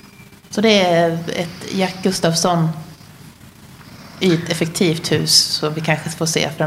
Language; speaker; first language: Swedish; native; Swedish